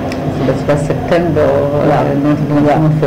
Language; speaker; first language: German; non-native, fluent; Hebrew